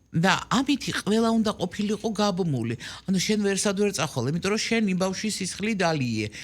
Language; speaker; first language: Georgian; native; Georgian